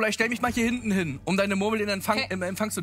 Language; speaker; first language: German; native; German